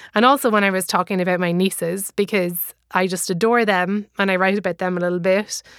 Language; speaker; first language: English; native; English